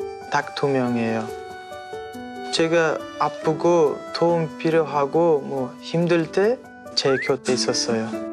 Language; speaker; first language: Korean; non-native, fluent; Uzbek